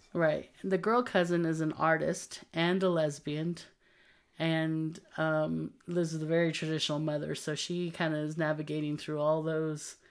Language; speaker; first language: English; native; English